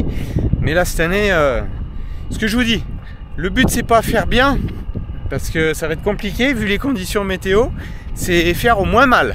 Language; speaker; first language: French; native; French